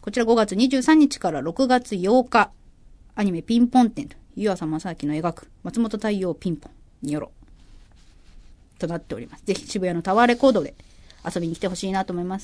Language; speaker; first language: Japanese; native; Japanese